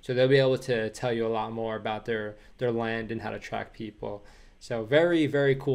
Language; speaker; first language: English; native; English